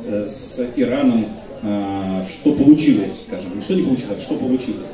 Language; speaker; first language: Russian; native; Russian